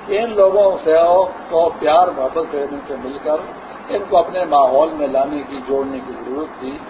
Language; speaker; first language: Urdu; non-native, local second language; Pashto